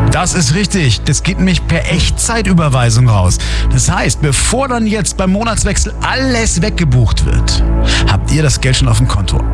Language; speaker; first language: German; native; German